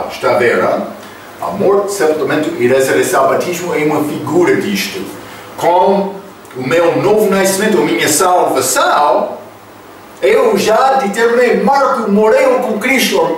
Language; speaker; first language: Portuguese; non-native, fluent; English